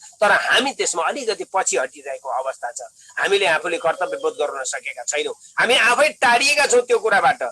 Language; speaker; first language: Nepali; native; Nepali